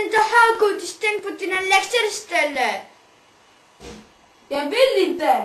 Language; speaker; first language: Swedish; early bilingual, other home language; Somali